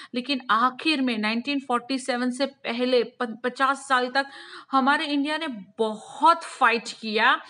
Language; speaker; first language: Hindi; non-native, local second language; Gujarati